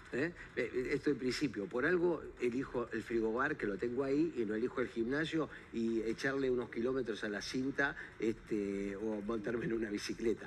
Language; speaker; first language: Spanish; native; Spanish